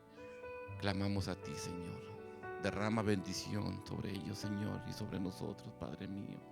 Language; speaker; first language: Spanish; native; Spanish